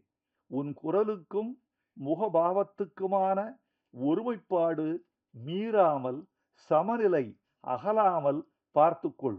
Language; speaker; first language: Tamil; native; Tamil